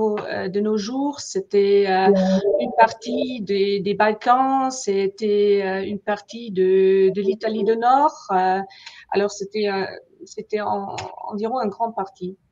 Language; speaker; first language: French; non-native, fluent; German